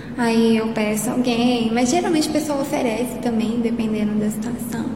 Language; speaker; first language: Portuguese; native; Portuguese